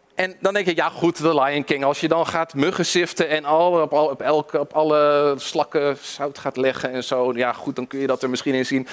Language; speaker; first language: Dutch; early bilingual, other home language; English